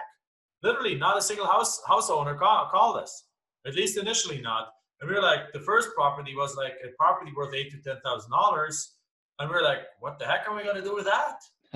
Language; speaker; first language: English; non-native, fluent; German